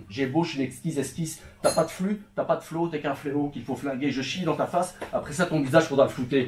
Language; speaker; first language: French; early bilingual, other home language; Turkish